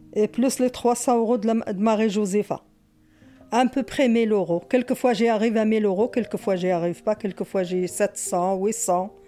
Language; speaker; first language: French; non-native, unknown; Arabic